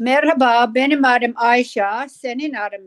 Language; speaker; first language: Turkish; non-native, learner; English